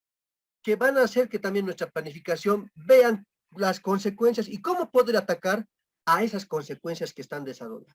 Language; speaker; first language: Spanish; native; Spanish